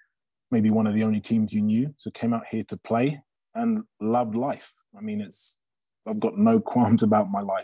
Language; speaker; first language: English; native; English